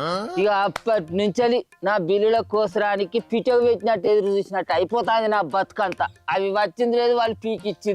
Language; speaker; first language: Telugu; native; Telugu